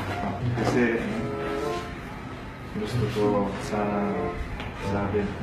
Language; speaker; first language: Filipino; non-native, learner; Arabic